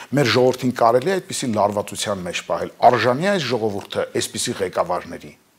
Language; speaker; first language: Armenian; native; Armenian